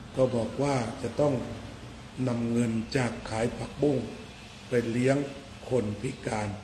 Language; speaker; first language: Thai; native; Thai